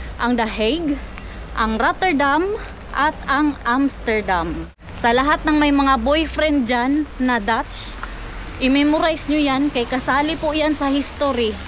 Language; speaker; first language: Filipino; non-native, local second language; Cebuano